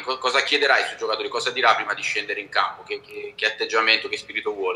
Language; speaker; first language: Italian; native; Italian